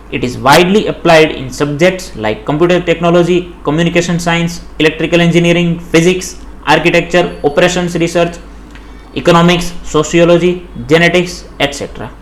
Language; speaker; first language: English; non-native, local second language; Gujarati